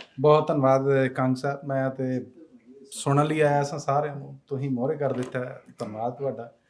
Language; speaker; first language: Punjabi; native; Punjabi